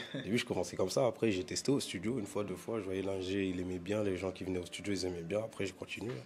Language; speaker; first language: French; native; French